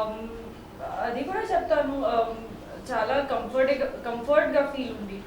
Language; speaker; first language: Telugu; non-native, learner; Hindi